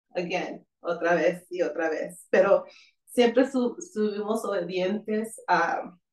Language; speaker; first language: Spanish; early bilingual, heritage; Spanish